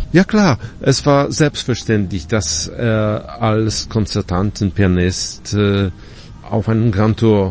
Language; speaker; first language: German; non-native, fluent; Polish